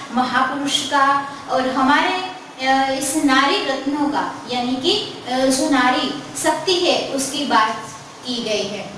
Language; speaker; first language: Hindi; non-native, local second language; Gujarati